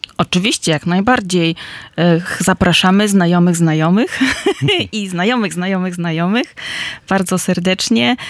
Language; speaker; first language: Polish; native; Polish